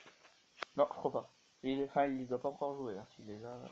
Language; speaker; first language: French; native; French